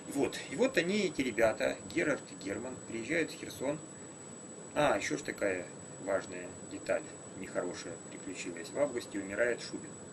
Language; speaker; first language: Russian; native; Russian